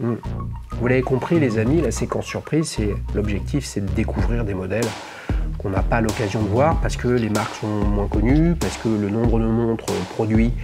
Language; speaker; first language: French; native; French